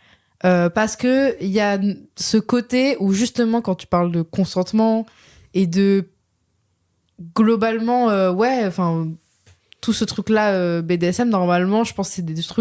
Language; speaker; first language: French; native; French